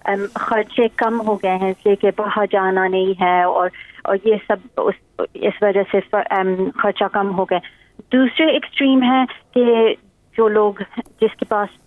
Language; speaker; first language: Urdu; early bilingual, heritage; English